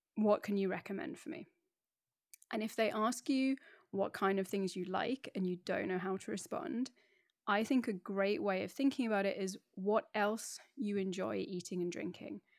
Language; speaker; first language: English; native; English